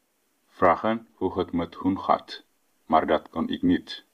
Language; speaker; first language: Dutch; non-native, learner; Tigrinya